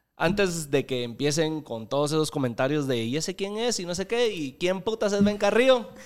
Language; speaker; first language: Spanish; native; Spanish